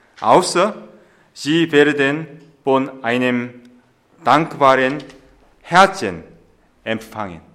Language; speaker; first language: German; non-native, fluent; Korean